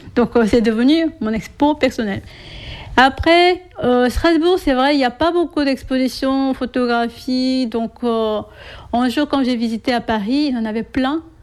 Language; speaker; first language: French; non-native, fluent; Korean